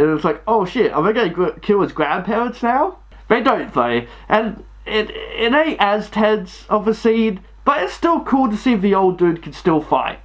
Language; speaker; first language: English; native; English